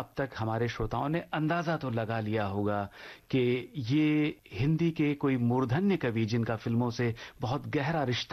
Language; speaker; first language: Hindi; native; Hindi